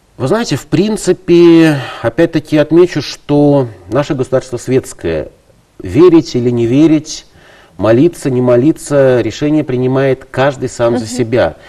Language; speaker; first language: Russian; native; Russian